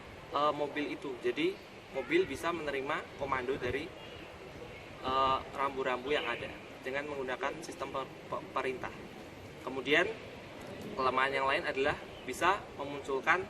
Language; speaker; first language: Indonesian; native; Indonesian